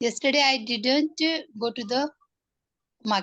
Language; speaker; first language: English; non-native, learner; Hindi